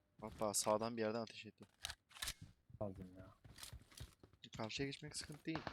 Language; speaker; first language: Turkish; native; Turkish